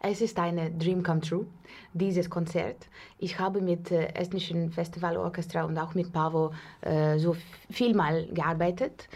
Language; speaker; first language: German; non-native, fluent; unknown